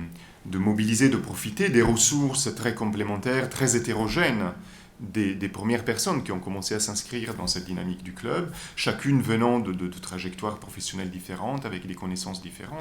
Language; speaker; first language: French; native; French